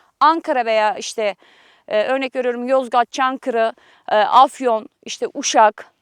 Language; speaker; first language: Turkish; native; Turkish